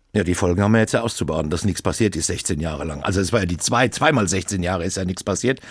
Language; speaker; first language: German; native; German